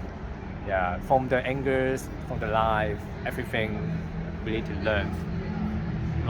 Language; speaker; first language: English; non-native, learner; Cantonese